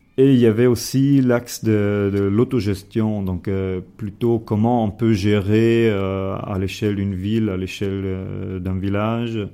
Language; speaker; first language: French; non-native, fluent; German